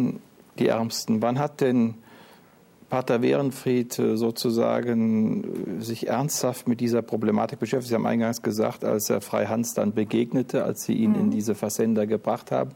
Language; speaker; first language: German; native; German